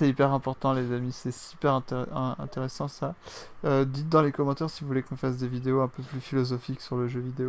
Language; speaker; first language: French; native; French